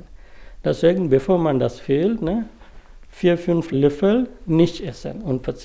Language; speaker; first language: German; non-native, fluent; Sinhala